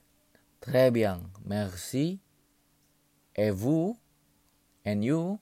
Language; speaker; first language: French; non-native, learner; Indonesian